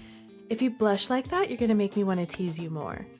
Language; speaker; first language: English; native; English